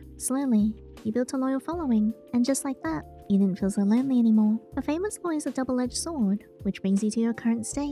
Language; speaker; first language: English; native; English